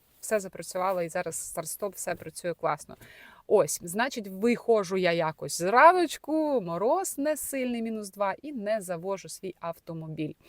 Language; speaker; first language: Ukrainian; native; Ukrainian